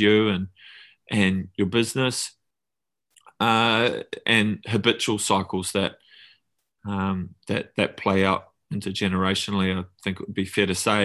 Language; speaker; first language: English; native; English